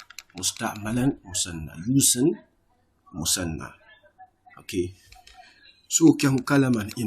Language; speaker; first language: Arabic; non-native, fluent; English